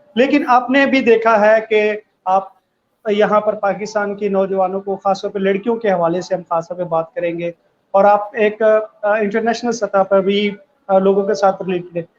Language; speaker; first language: Urdu; native; Urdu